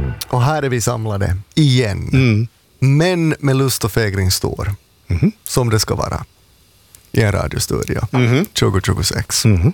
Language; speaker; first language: Swedish; native; Swedish